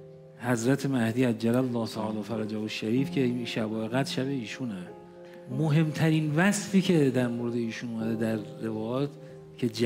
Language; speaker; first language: Persian; native; Persian